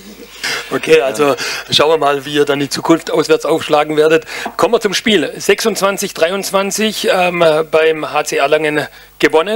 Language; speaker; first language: German; native; German